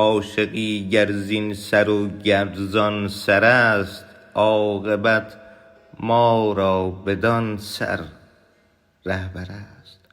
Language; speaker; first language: Persian; native; Persian